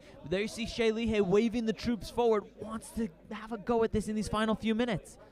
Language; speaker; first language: English; native; English